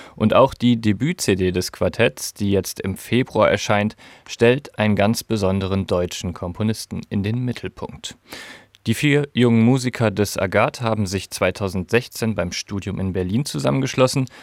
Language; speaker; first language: German; native; German